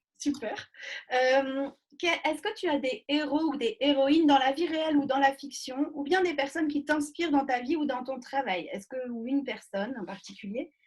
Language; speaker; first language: French; native; French